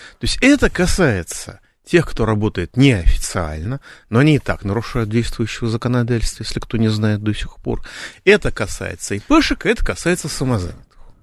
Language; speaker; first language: Russian; native; Russian